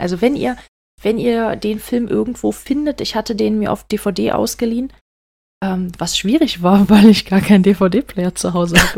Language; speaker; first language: German; native; German